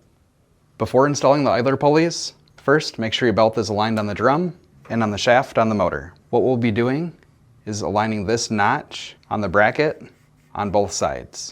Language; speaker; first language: English; native; English